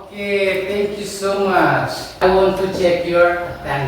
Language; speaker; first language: English; non-native, learner; Indonesian